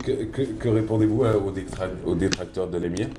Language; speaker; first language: French; non-native, local second language; Arabic